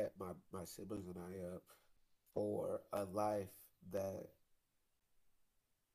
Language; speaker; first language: English; native; English